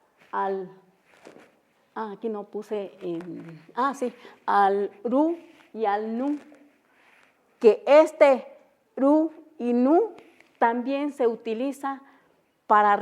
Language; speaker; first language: Spanish; non-native, local second language; Mixtepec Mixtec